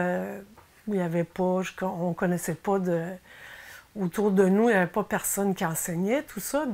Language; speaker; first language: French; native; French